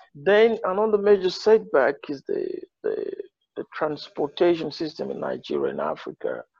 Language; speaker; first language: English; non-native, local second language; Yoruba